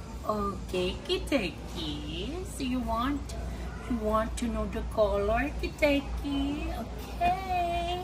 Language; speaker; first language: English; non-native, local second language; Filipino